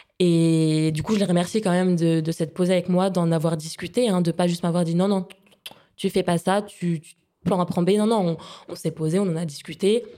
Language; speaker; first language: French; native; French